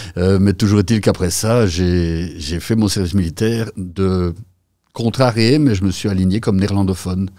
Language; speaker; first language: French; native; French